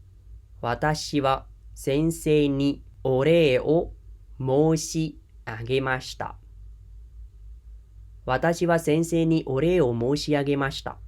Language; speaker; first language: Japanese; non-native, fluent; Khmer